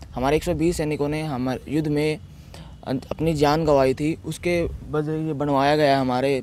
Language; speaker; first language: Hindi; native; Hindi